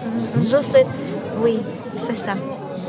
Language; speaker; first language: French; non-native, learner; Armenian